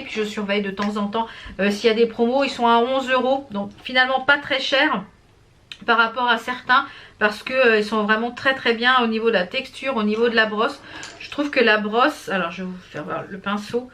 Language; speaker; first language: French; native; French